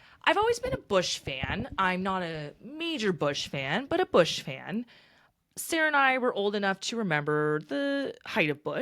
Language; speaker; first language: English; native; English